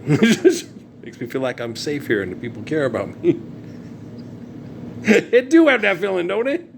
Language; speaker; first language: English; native; English